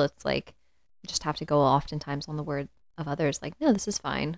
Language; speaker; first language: English; native; English